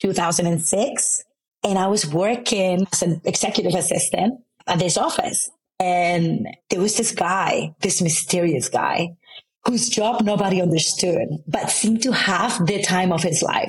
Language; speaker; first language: English; non-native, fluent; Spanish